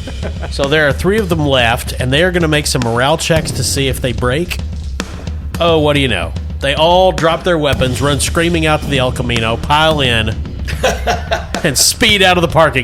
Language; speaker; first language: English; native; English